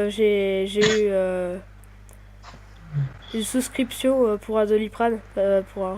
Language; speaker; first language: French; native; French